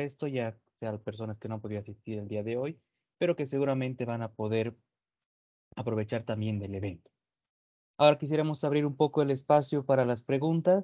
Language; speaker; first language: Spanish; native; Spanish